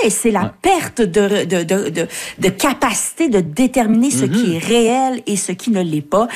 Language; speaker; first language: French; native; French